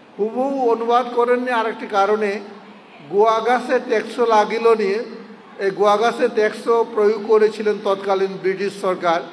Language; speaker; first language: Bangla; non-native, local second language; Manipuri